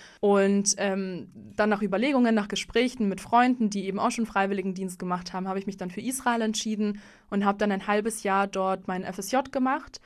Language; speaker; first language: German; early bilingual, other home language; Russian